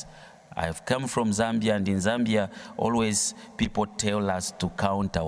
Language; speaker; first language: English; non-native, local second language; Bemba